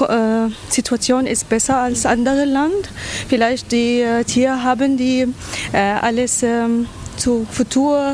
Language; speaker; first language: German; non-native, learner; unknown